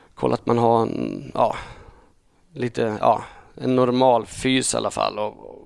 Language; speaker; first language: Swedish; native; Swedish